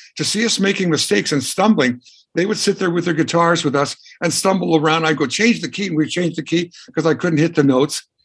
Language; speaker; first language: English; native; English